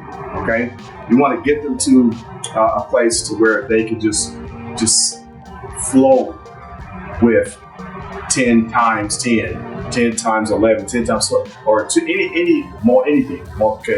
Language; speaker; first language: English; native; English